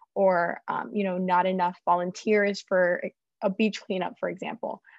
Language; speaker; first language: English; native; English